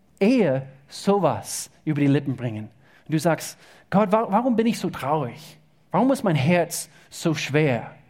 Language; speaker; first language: German; non-native, fluent; English